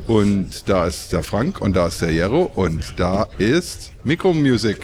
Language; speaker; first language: German; native; German